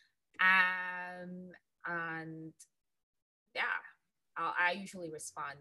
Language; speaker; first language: English; non-native, local second language; Filipino